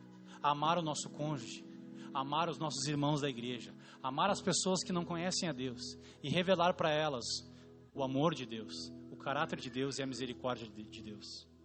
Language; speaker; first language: Portuguese; native; Portuguese